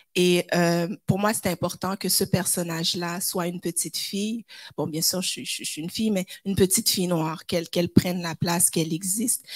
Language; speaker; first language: French; native; French